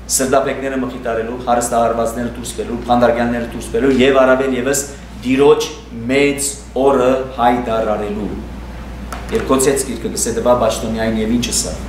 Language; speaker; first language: Armenian; early bilingual, heritage; Armenian